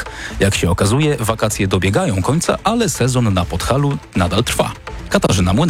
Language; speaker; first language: Polish; native; Polish